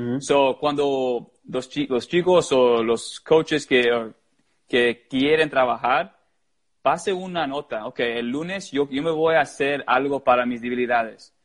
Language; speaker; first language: Spanish; early bilingual, heritage; Spanish